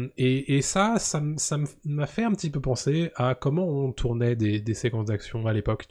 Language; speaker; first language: French; native; French